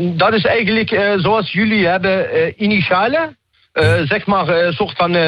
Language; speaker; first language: Dutch; non-native, fluent; Arabic